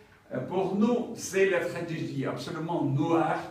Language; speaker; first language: French; non-native, fluent; Ukrainian